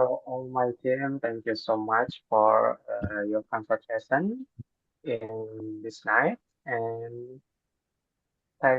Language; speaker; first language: English; non-native, learner; Indonesian